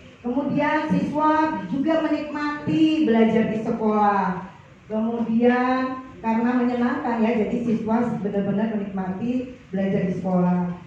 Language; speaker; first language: Indonesian; native; Indonesian